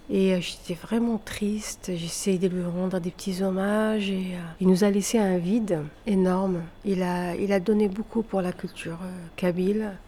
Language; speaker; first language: French; non-native, local second language; Arabic